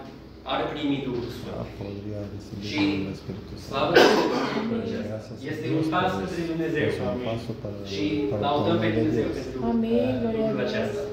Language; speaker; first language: Romanian; non-native, learner; English